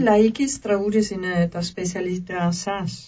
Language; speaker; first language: Greek; non-native, learner; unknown